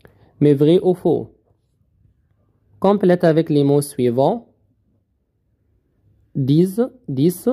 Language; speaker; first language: French; non-native, learner; Arabic